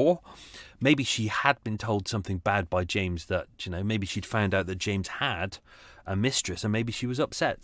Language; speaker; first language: English; native; English